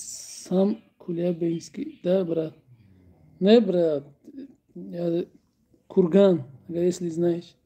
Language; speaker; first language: Russian; non-native, learner; Tajik